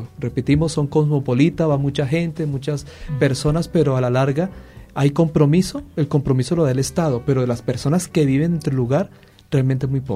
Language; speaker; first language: Spanish; native; Spanish